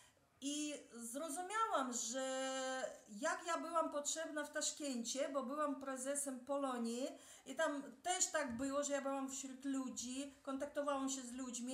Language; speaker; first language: Polish; early bilingual, heritage; Russian